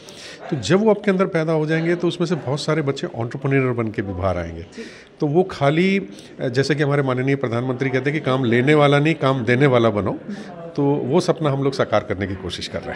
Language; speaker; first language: Hindi; native; Hindi